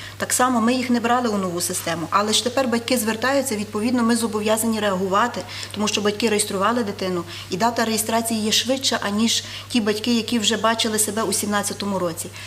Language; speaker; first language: Ukrainian; native; Ukrainian